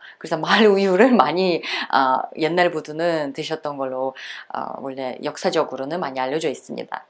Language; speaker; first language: Korean; non-native, fluent; Uzbek